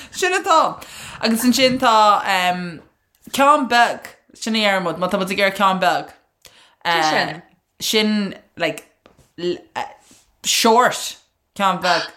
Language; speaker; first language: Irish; non-native, local second language; English